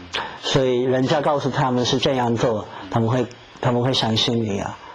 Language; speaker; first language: Chinese; non-native, fluent; English